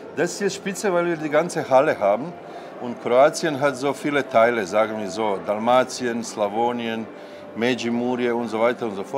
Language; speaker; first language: German; non-native, fluent; Croatian